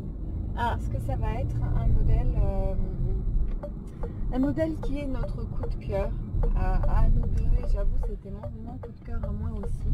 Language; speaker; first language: French; native; French